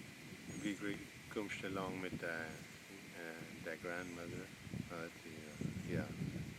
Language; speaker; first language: German; early bilingual, heritage; Pennsylvania German